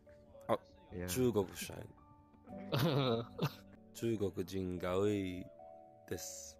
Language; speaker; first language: Japanese; non-native, learner; English